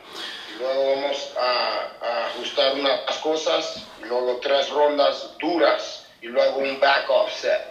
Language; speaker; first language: Spanish; early bilingual, heritage; Spanish